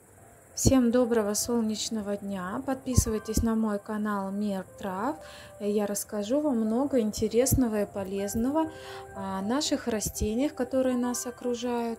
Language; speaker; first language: Russian; native; Russian